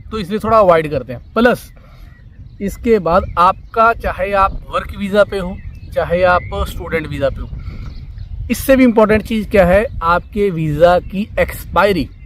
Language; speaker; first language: Hindi; non-native, local second language; Punjabi